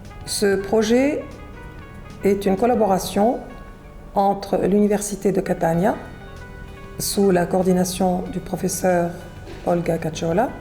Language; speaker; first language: French; non-native, local second language; Arabic